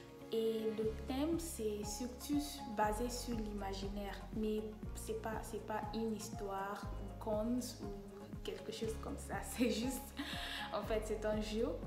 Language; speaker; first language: French; non-native, fluent; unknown